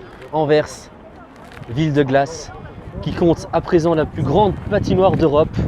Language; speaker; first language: French; native; French